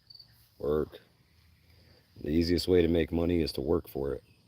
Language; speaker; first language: English; native; English